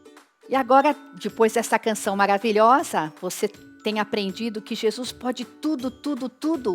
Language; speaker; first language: Portuguese; native; Portuguese